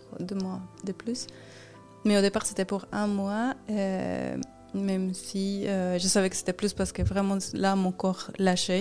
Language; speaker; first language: French; non-native, fluent; Spanish